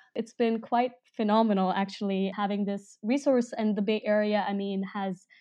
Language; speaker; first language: English; non-native, local second language; Hindi